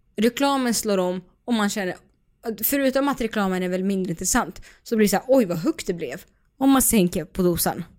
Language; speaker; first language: Swedish; early bilingual, other home language; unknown